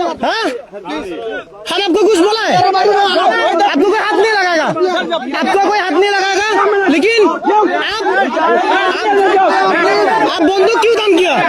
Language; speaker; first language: Hindi; non-native, learner; Bangla